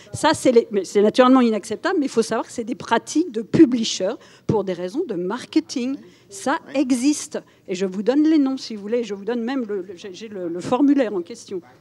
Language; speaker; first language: French; native; French